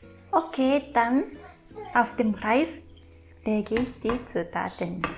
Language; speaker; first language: German; non-native, fluent; Japanese